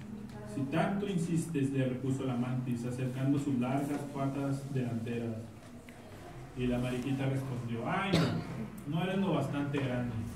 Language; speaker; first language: Spanish; native; Spanish